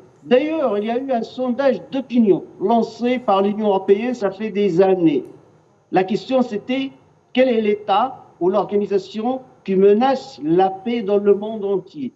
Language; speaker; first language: French; non-native, fluent; Arabic